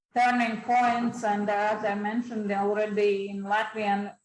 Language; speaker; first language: English; non-native, fluent; Latvian